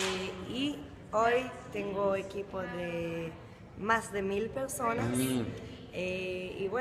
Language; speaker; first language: Spanish; early bilingual, heritage; Spanish